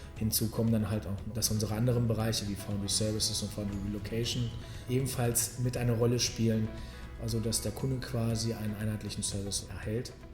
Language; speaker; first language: German; early bilingual, other home language; Serbian